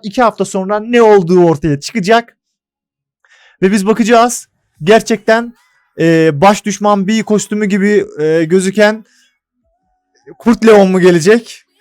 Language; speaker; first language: Turkish; native; Turkish